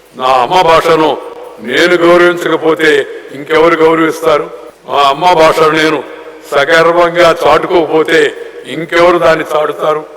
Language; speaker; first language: Telugu; native; Telugu